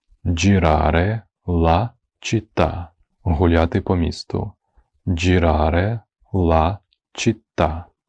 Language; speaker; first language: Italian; non-native, fluent; Ukrainian